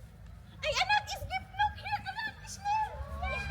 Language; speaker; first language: German; non-native, learner; Filipino